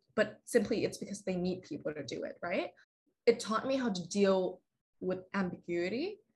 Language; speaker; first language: English; non-native, fluent; Vietnamese